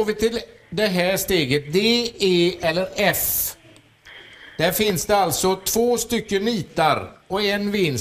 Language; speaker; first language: Swedish; native; Swedish